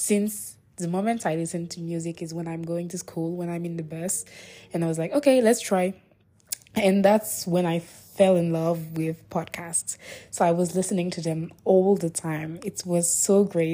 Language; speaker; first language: English; non-native, fluent; French